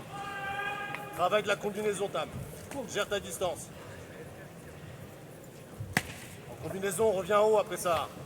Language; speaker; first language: French; native; French